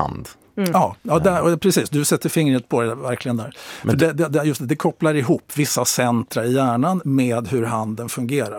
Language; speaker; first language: Swedish; native; Swedish